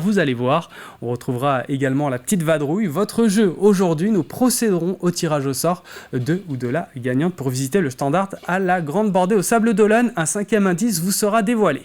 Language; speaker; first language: French; native; French